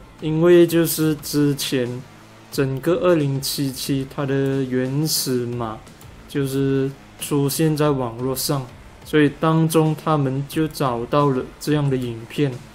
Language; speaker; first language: Chinese; native; Chinese